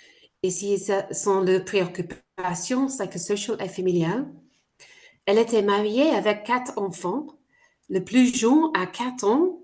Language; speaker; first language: French; non-native, fluent; English